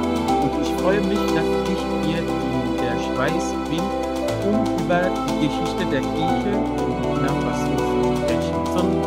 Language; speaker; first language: German; non-native, fluent; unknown